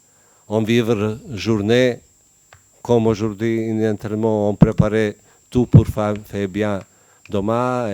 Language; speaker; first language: French; non-native, learner; Bosnian